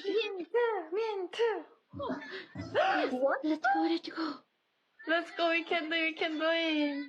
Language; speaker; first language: English; non-native, learner; Korean